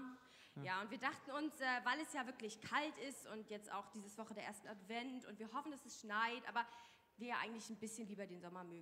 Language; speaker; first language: German; native; German